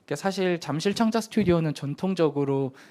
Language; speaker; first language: Korean; native; Korean